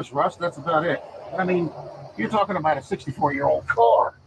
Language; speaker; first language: English; native; English